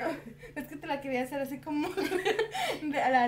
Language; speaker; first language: Spanish; early bilingual, heritage; Spanish